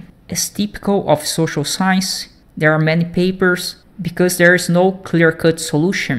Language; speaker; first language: English; non-native, fluent; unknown